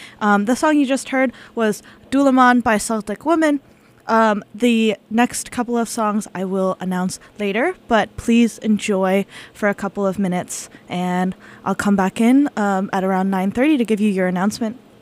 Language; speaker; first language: English; native; English